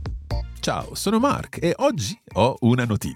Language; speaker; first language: Italian; non-native, fluent; English